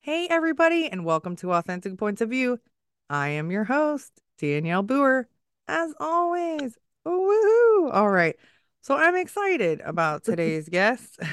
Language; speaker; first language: English; native; English